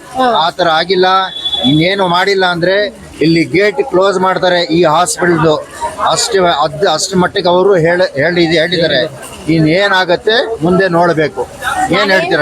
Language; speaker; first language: Kannada; non-native, local second language; Urdu